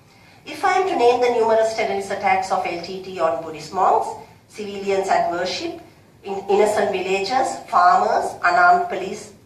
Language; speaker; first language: English; non-native, local second language; Sinhala